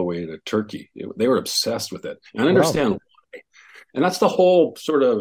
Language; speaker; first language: English; native; English